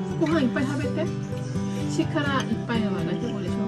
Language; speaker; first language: Japanese; non-native, fluent; Thai